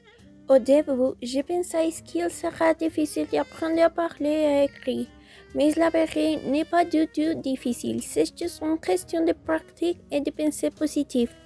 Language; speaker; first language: French; non-native, learner; Spanish